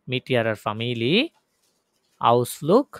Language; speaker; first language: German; non-native, fluent; Bangla